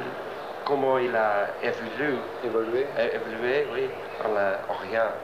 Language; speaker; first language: French; non-native, learner; English